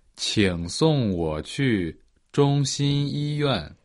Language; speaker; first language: Chinese; non-native, learner; Portuguese